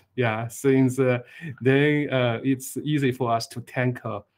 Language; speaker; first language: English; non-native, fluent; Chinese